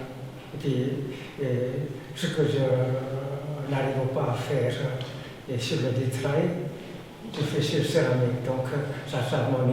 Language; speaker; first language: French; non-native, fluent; Korean